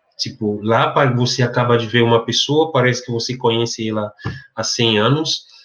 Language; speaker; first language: Portuguese; non-native, fluent; French